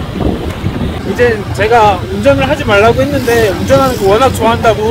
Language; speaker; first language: Korean; native; Korean